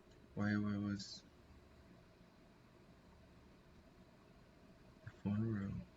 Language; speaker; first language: English; non-native, fluent; Portuguese